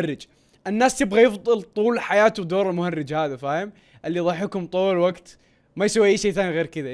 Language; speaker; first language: Arabic; native; Arabic